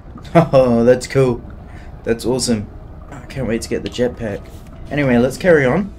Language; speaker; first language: English; native; English